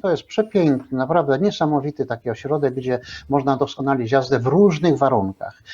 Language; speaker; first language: Polish; native; Polish